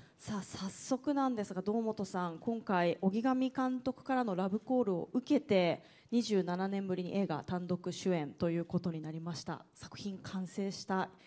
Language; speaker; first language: Japanese; native; Japanese